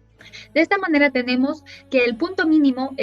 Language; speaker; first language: Spanish; native; Spanish